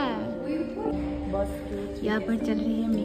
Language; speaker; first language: Hindi; non-native, local second language; Bangla